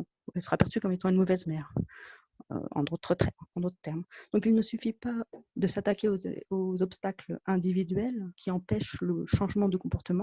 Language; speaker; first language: French; native; French